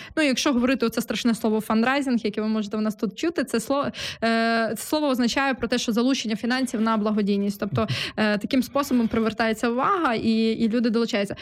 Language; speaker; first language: Ukrainian; native; Ukrainian